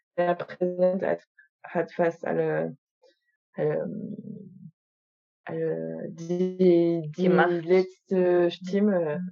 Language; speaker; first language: German; non-native, fluent; French